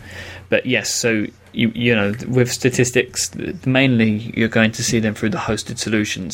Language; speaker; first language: English; native; English